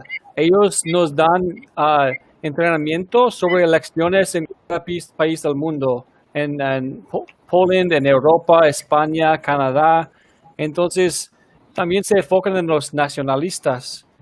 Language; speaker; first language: Spanish; non-native, fluent; English